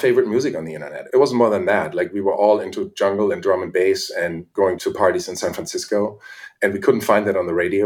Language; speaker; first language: English; non-native, fluent; German